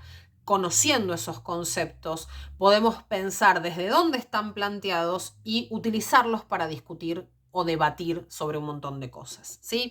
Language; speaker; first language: Spanish; native; Spanish